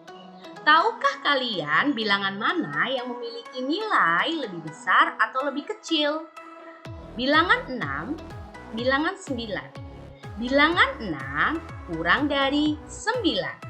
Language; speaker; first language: Indonesian; native; Indonesian